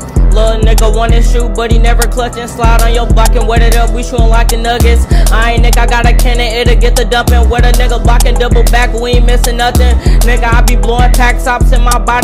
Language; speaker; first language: English; native; English